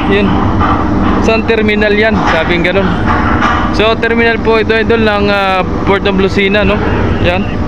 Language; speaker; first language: Filipino; non-native, local second language; Cebuano